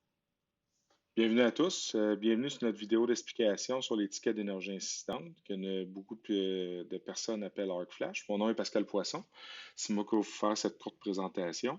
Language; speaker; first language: French; native; French